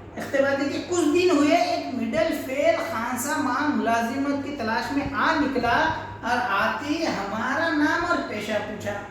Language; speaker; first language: Urdu; native; Urdu